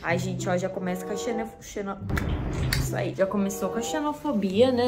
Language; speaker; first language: Portuguese; native; Portuguese